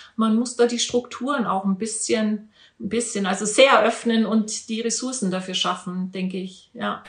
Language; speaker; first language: German; native; German